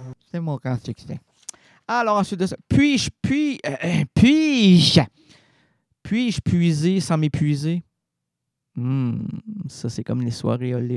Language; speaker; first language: French; native; French